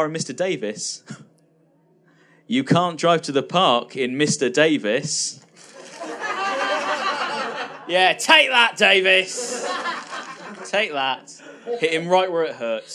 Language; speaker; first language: English; native; English